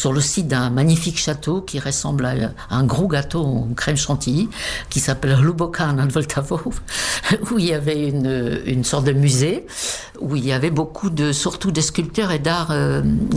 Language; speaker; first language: French; non-native, fluent; Czech